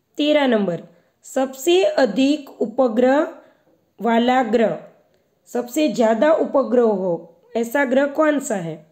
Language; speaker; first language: Hindi; non-native, local second language; Gujarati